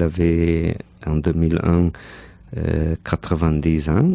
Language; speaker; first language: French; non-native, fluent; Catalan